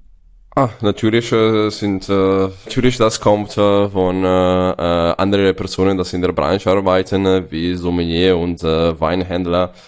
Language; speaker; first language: German; non-native, fluent; Italian